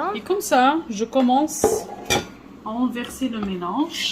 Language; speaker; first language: French; non-native, fluent; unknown